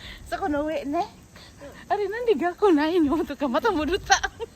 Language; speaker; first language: Japanese; non-native, fluent; Filipino